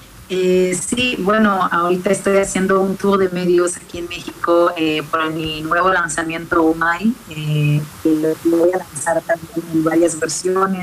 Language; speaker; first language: Spanish; non-native, fluent; Hebrew